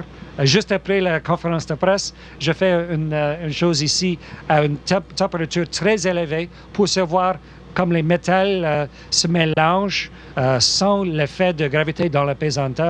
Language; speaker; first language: French; non-native, local second language; English